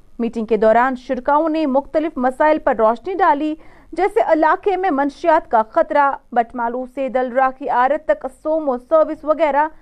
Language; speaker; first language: Urdu; non-native, local second language; Kashmiri